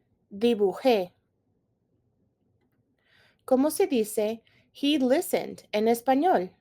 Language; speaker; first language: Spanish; non-native, fluent; English